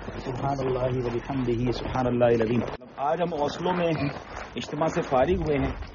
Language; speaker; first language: Urdu; native; Urdu